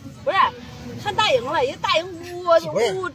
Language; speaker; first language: Chinese; native; Chinese